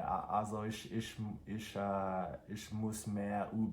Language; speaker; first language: German; non-native, learner; English